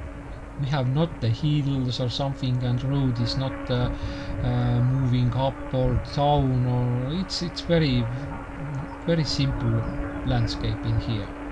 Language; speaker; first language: English; non-native, learner; Estonian